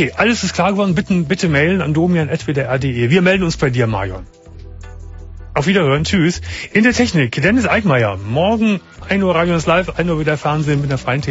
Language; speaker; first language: German; native; German